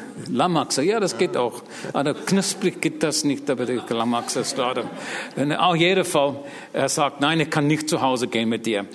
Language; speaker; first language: German; non-native, learner; English